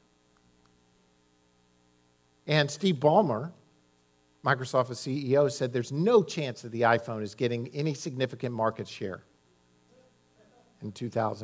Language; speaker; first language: English; native; English